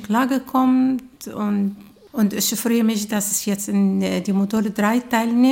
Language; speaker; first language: German; non-native, learner; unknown